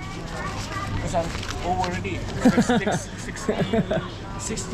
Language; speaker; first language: English; non-native, local second language; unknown